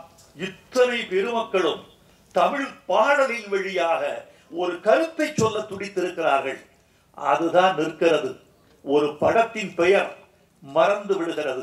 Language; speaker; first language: Tamil; native; Tamil